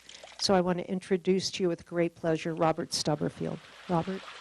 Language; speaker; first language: English; native; English